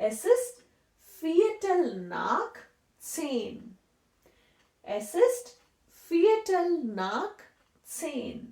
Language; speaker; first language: German; non-native, fluent; Hindi